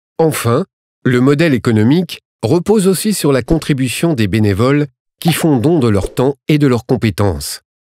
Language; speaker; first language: French; native; French